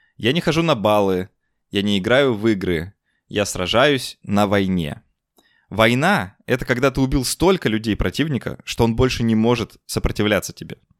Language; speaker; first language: Russian; native; Russian